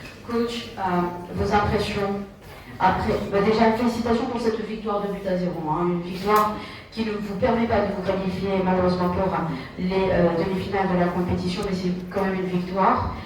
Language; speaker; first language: French; non-native, local second language; Arabic